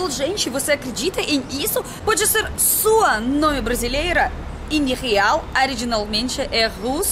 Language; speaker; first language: Portuguese; non-native, fluent; Russian